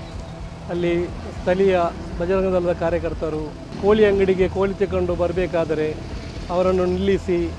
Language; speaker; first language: Kannada; native; Kannada